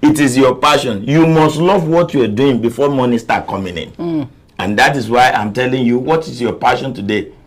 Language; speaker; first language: English; non-native, local second language; Yoruba